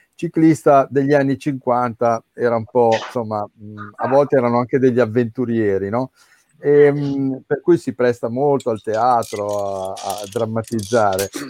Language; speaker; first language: Italian; native; Italian